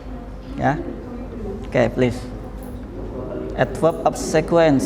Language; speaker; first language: English; non-native, learner; Indonesian